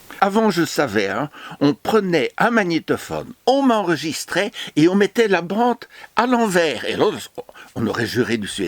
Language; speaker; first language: French; native; French